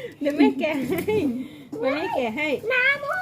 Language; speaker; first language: Thai; native; Thai